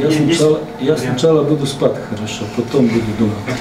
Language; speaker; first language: Russian; non-native, learner; Serbian